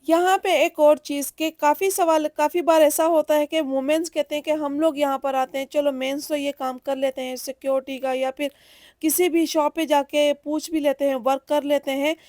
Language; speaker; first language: Urdu; native; Urdu